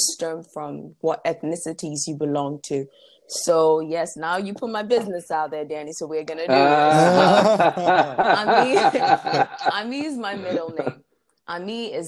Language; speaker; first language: English; non-native, local second language; Ewe